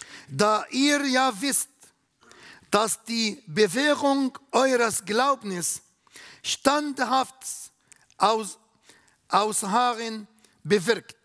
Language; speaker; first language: German; non-native, learner; Arabic